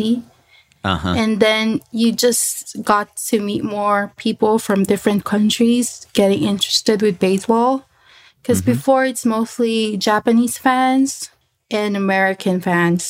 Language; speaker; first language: English; non-native, local second language; Filipino